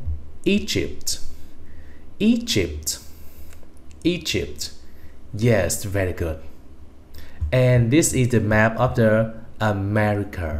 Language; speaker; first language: English; non-native, fluent; Vietnamese